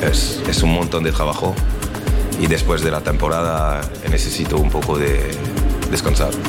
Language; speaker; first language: Spanish; non-native, learner; French